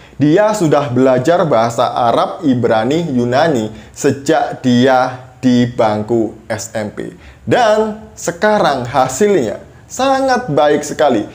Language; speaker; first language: Indonesian; native; Indonesian